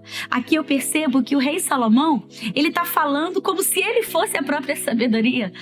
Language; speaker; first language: Portuguese; native; Portuguese